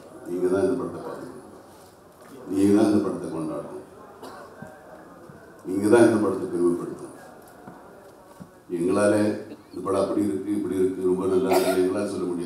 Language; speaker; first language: Tamil; non-native, fluent; Malayalam